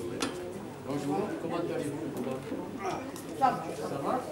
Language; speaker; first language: French; native; French